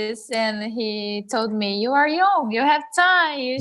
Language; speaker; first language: English; non-native, learner; Portuguese